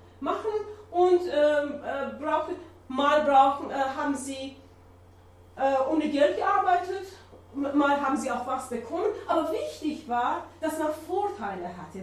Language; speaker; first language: German; non-native, learner; Persian